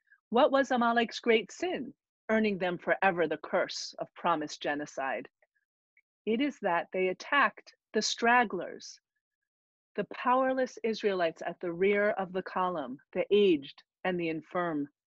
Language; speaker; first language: English; native; English